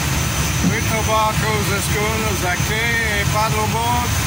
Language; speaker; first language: Portuguese; non-native, learner; English